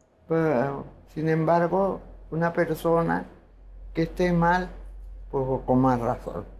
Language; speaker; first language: Spanish; non-native, local second language; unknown